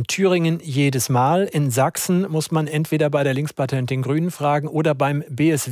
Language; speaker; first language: German; native; German